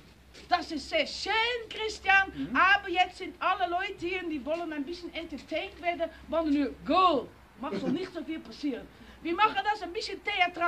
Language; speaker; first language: German; non-native, learner; Dutch